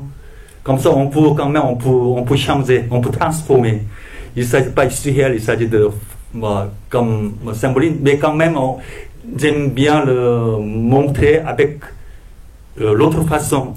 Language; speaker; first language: French; non-native, fluent; Korean